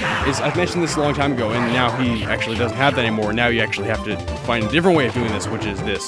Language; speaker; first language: English; native; English